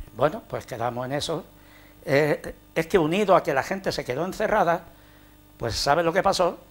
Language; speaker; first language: Spanish; native; Spanish